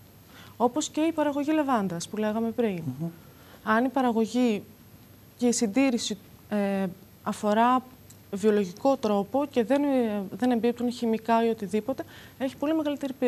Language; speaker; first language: Greek; native; Greek